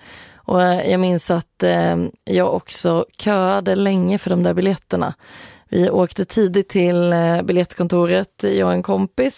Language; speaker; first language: Swedish; native; Swedish